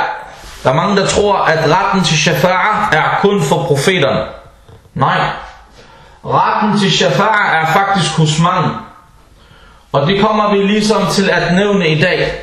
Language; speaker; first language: Danish; early bilingual, other home language; Arabic